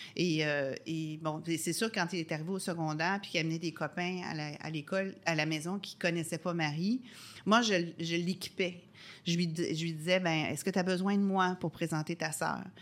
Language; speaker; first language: French; native; French